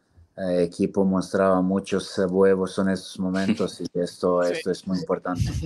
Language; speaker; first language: Spanish; non-native, fluent; Serbian